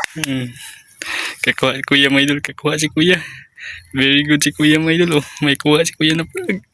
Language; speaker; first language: Filipino; non-native, local second language; Cebuano